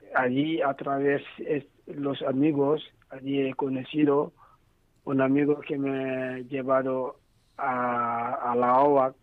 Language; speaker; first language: Spanish; non-native, learner; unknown